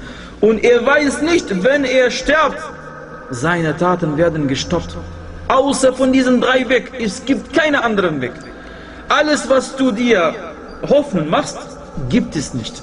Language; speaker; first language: German; non-native, fluent; Arabic